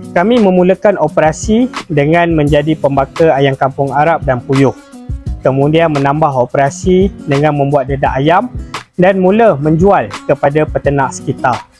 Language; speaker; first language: Malay; native; Malay